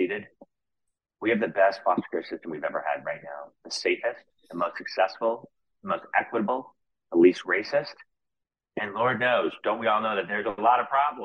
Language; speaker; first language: English; native; English